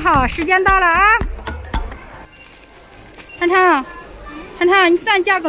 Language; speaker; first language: Chinese; native; Chinese